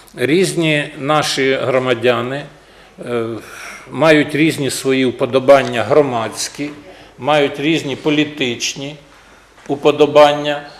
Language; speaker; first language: Ukrainian; native; Ukrainian